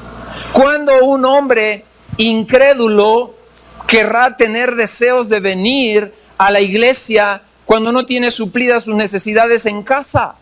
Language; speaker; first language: Spanish; native; Spanish